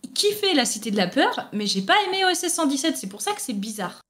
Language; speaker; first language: French; native; French